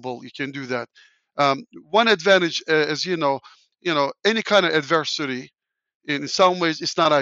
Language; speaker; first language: English; non-native, fluent; Turkish